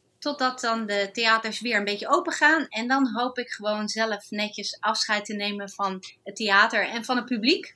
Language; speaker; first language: Dutch; non-native, fluent; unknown